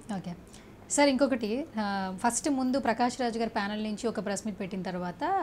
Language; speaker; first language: Telugu; native; Telugu